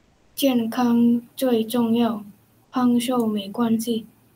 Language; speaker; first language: Chinese; non-native, learner; Indonesian